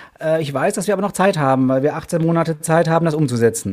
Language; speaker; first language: German; native; German